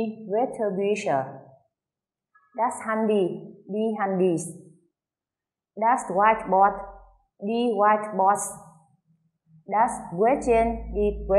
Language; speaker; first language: German; non-native, fluent; Vietnamese